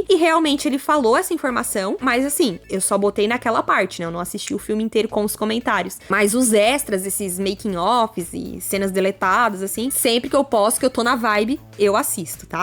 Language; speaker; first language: Portuguese; native; Portuguese